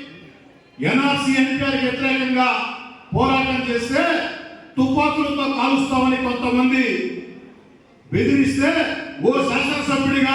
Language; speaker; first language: Telugu; native; Telugu